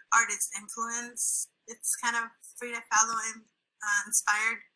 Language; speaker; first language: English; early bilingual, other home language; Spanish